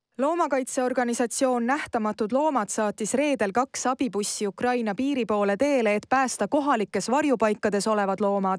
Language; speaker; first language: Estonian; native; Estonian